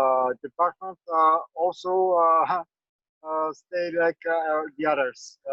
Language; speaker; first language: English; non-native, learner; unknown